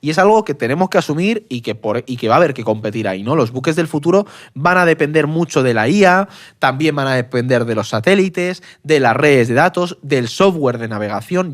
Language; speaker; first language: Spanish; native; Spanish